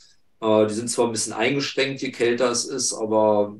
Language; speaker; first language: German; native; German